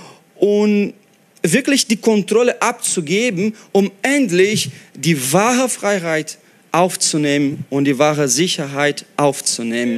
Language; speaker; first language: German; non-native, fluent; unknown